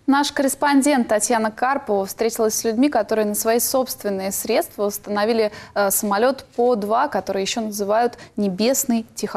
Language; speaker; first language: Russian; native; Russian